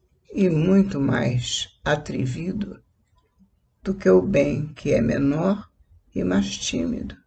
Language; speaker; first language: Portuguese; native; Portuguese